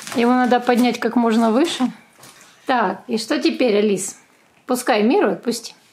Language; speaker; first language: Russian; native; Russian